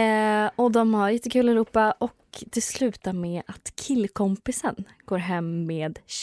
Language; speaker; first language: Swedish; native; Swedish